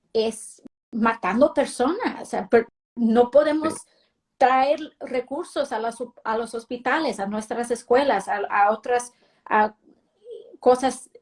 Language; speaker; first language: Spanish; early bilingual, heritage; Spanish